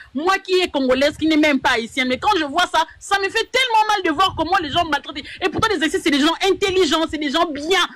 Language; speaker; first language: French; non-native, local second language; Lingala